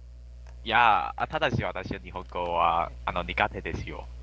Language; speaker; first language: Japanese; non-native, learner; Chinese